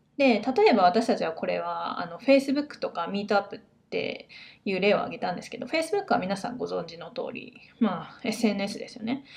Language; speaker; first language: Japanese; native; Japanese